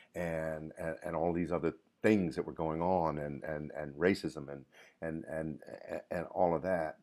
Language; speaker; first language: English; native; English